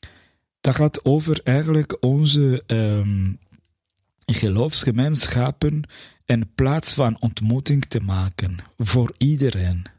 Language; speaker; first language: Dutch; non-native, fluent; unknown